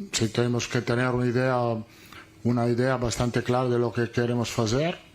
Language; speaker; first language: Spanish; non-native, fluent; Italian